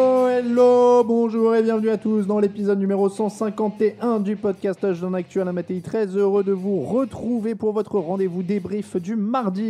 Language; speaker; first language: French; native; French